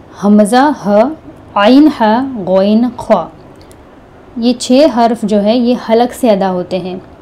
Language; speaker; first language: Hindi; native; Hindi